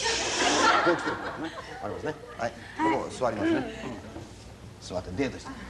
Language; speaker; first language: Japanese; native; Japanese